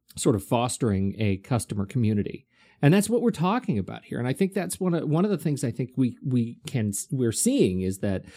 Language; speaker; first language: English; native; English